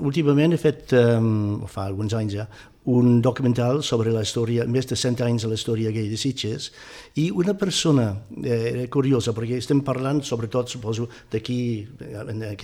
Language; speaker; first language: Catalan; non-native, fluent; English